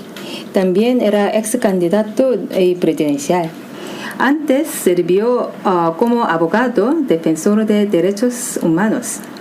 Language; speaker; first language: Spanish; non-native, fluent; Korean